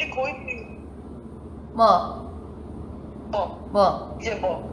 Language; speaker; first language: Korean; non-native, fluent; Chinese